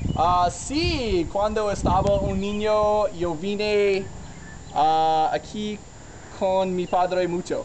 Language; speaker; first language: Spanish; non-native, learner; English